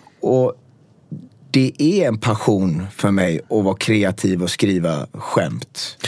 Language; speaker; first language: Swedish; early bilingual, other home language; Persian